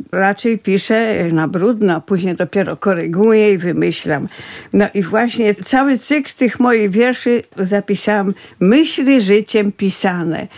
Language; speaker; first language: Polish; native; Polish